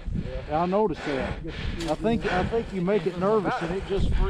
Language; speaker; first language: English; native; English